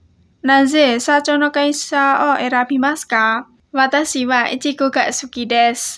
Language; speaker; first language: Japanese; non-native, learner; Indonesian